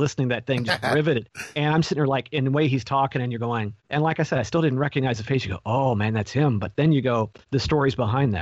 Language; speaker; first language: English; native; English